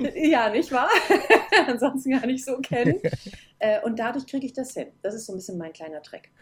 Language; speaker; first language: German; native; German